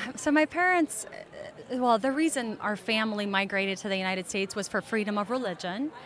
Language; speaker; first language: English; early bilingual, other home language; Russian